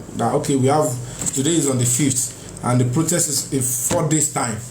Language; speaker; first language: English; non-native, local second language; Yoruba